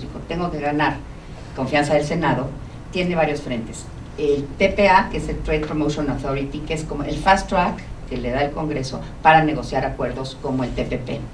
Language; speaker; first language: Spanish; native; Spanish